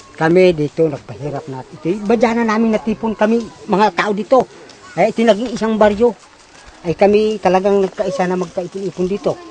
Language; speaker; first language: Filipino; non-native, local second language; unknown